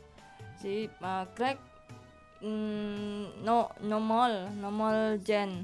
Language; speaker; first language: Catalan; non-native, learner; Indonesian